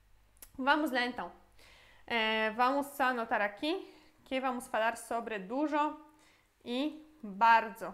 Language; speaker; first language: Portuguese; non-native, fluent; Polish